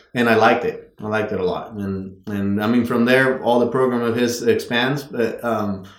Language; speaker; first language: English; non-native, fluent; Spanish